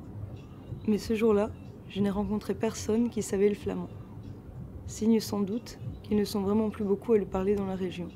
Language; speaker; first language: French; native; French